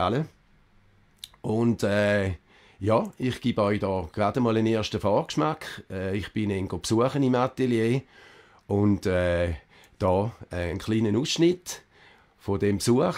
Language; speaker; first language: German; native; German